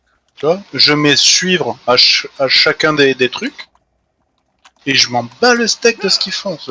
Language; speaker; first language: French; native; French